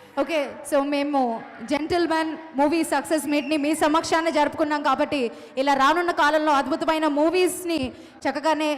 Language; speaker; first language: Telugu; native; Telugu